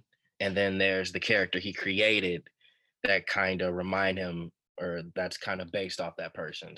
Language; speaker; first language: English; native; English